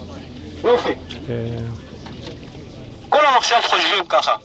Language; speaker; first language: Hebrew; non-native, fluent; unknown